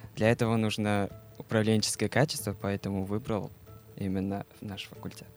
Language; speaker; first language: Russian; non-native, fluent; Mongolian